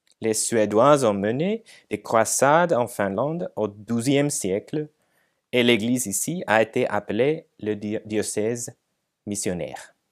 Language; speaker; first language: French; non-native, fluent; Finnish